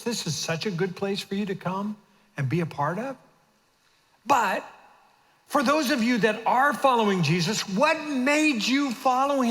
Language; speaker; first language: English; native; English